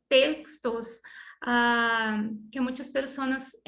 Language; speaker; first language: Spanish; non-native, learner; Portuguese